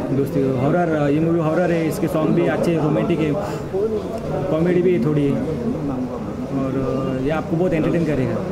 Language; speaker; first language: Hindi; non-native, local second language; Marathi